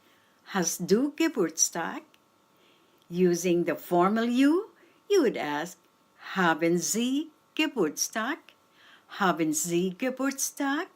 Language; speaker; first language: German; non-native, fluent; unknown